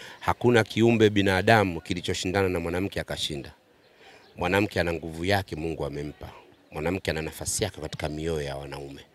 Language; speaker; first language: Swahili; native; Swahili